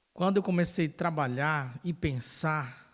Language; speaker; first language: Portuguese; non-native, local second language; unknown